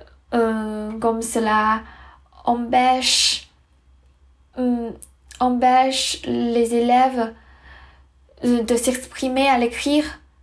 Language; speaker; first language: French; non-native, fluent; Chinese